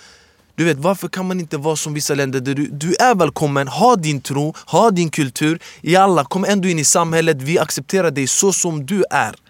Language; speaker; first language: Swedish; early bilingual, other home language; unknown